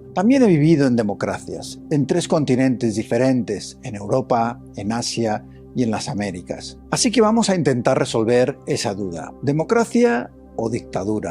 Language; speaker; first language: Spanish; native; Spanish